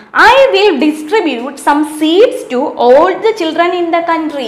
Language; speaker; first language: English; non-native, local second language; Malayalam